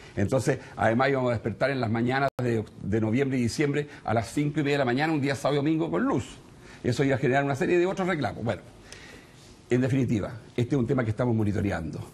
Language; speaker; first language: Spanish; native; Spanish